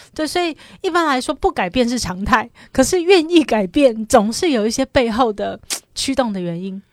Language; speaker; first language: Chinese; non-native, local second language; Cantonese